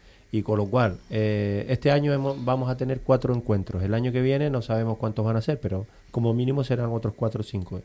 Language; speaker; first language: Spanish; native; Spanish